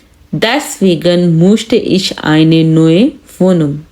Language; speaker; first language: German; non-native, learner; Urdu